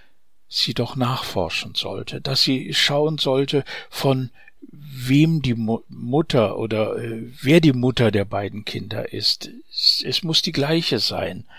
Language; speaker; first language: German; native; German